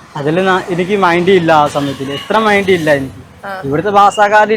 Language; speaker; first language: Malayalam; non-native, local second language; Odia